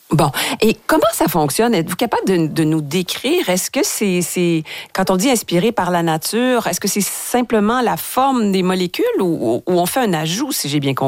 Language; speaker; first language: French; native; French